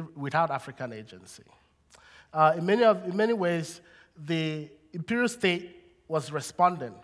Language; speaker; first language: English; non-native, local second language; Igbo